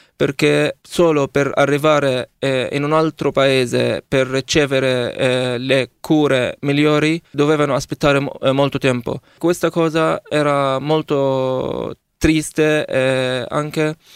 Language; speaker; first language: Italian; non-native, learner; Arabic